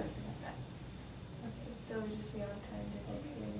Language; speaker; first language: French; non-native, learner; English